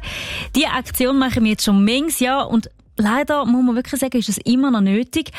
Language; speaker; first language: German; native; German